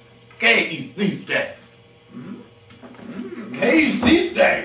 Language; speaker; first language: Spanish; non-native, learner; English